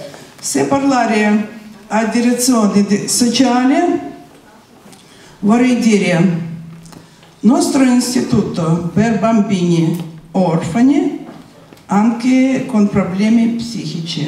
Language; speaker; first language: Italian; non-native, learner; Russian